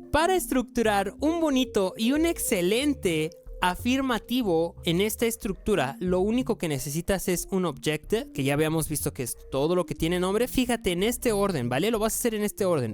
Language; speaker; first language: Spanish; native; Spanish